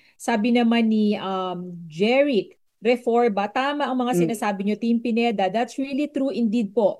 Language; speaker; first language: Filipino; non-native, local second language; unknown